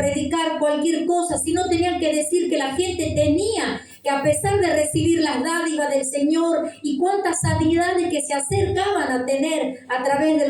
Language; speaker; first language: Spanish; native; Spanish